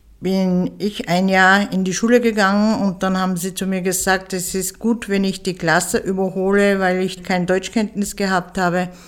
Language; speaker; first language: German; early bilingual, other home language; Turkish